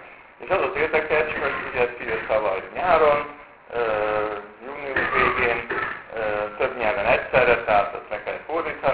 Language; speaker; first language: Hungarian; native; Hungarian